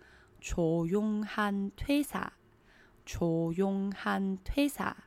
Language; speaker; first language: Korean; non-native, fluent; Chinese